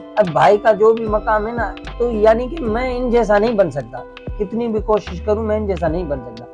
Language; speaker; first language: Urdu; non-native, local second language; Sindhi